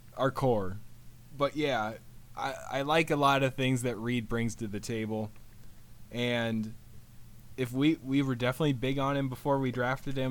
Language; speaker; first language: English; native; English